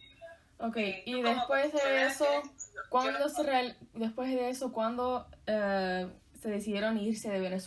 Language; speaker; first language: Spanish; early bilingual, heritage; Spanish